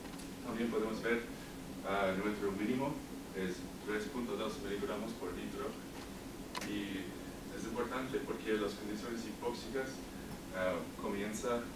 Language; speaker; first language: Spanish; non-native, learner; English